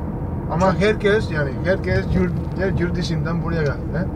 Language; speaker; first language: Turkish; non-native, learner; Spanish